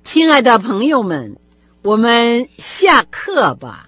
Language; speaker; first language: Chinese; non-native, fluent; Russian